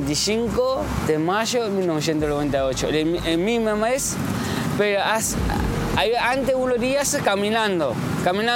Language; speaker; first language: Spanish; non-native, learner; Chinese